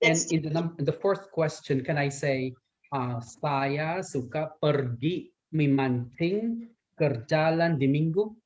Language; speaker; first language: Indonesian; non-native, learner; Thai